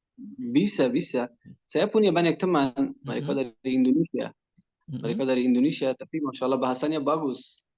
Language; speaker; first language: Indonesian; non-native, learner; Persian